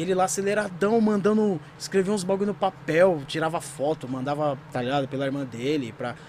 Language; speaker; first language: Portuguese; native; Portuguese